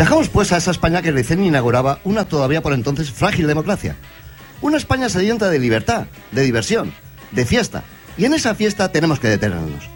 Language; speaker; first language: Spanish; native; Spanish